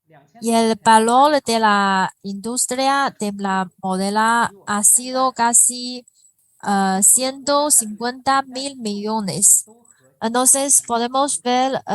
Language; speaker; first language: Spanish; non-native, fluent; Chinese